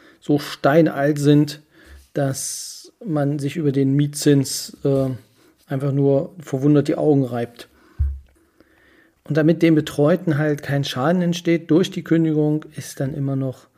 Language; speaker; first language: German; native; German